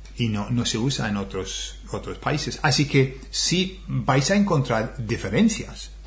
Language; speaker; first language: Spanish; non-native, fluent; English